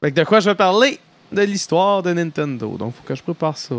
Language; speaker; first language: French; native; French